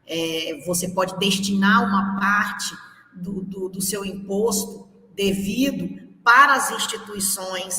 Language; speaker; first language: Portuguese; native; Portuguese